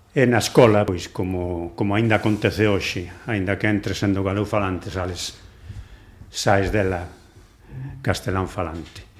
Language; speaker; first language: Galician; non-native, local second language; Spanish